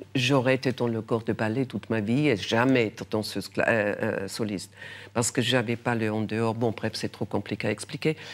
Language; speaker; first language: French; non-native, local second language; German